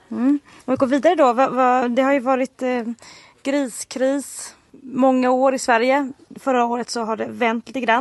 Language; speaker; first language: Swedish; native; Swedish